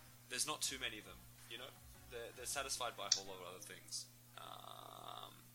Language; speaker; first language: English; native; English